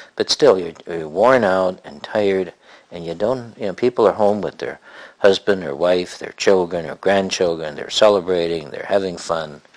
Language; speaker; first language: English; native; English